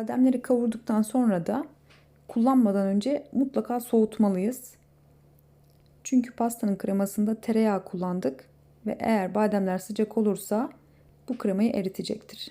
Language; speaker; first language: Turkish; native; Turkish